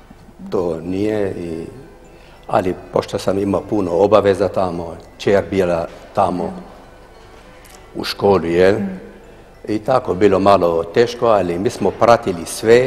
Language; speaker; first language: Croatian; non-native, fluent; Arabic